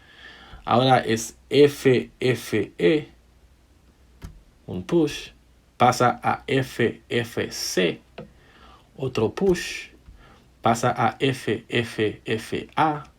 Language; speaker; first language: Spanish; non-native, fluent; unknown